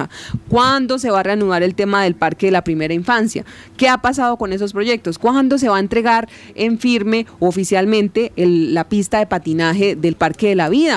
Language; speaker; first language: Spanish; native; Spanish